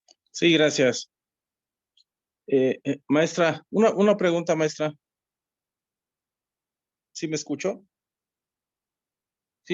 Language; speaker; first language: Spanish; native; Spanish